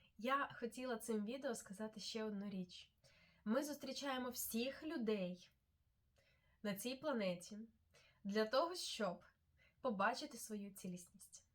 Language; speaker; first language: Ukrainian; non-native, local second language; Russian